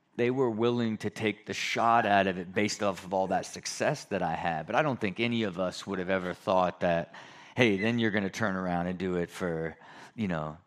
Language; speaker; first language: English; native; English